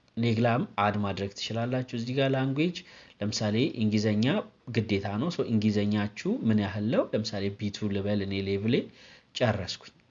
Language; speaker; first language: Amharic; non-native, local second language; Oromo